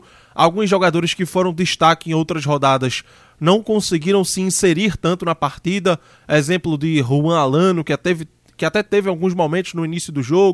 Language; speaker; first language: Portuguese; native; Portuguese